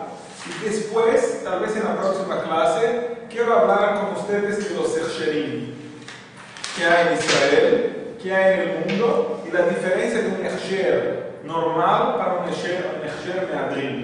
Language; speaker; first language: Spanish; non-native, fluent; Portuguese